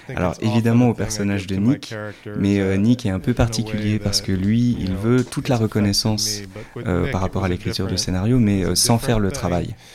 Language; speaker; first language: French; non-native, fluent; English